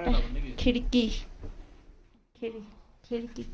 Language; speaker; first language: Hindi; non-native, local second language; Assamese